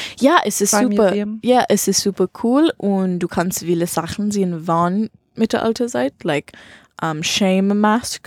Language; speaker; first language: German; non-native, learner; English